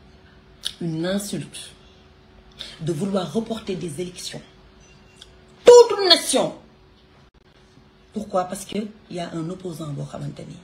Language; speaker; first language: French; non-native, local second language; Wolof